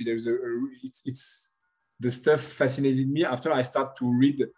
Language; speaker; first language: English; non-native, learner; French